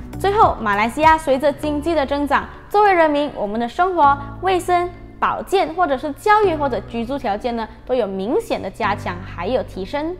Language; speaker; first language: Chinese; native; Chinese